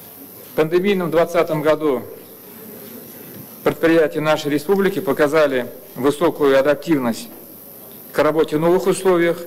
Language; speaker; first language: Russian; native; Russian